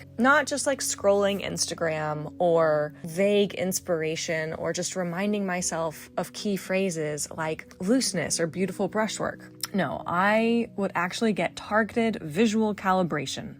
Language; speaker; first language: English; native; English